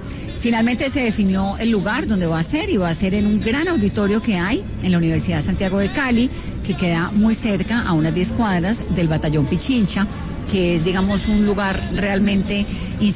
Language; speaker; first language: Spanish; native; Spanish